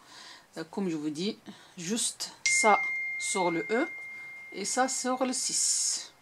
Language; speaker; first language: French; non-native, local second language; Arabic